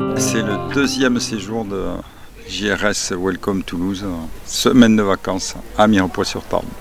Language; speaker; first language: French; native; French